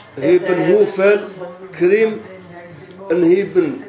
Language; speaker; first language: Dutch; non-native, learner; Arabic